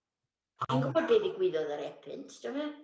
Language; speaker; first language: Welsh; native; Welsh